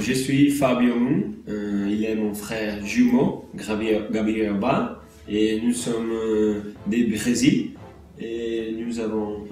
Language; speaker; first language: French; non-native, learner; Portuguese